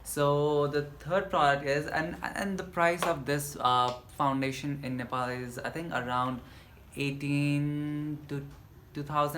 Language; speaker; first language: English; non-native, local second language; Nepali